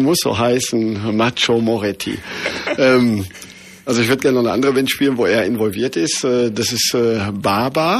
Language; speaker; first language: German; native; German